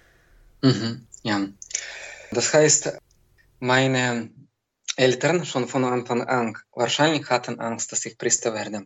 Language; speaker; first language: German; non-native, learner; Belarusian